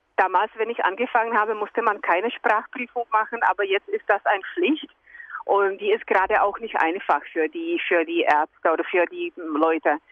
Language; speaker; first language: German; non-native, fluent; Czech